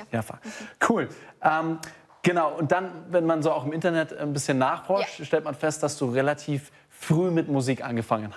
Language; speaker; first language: German; native; German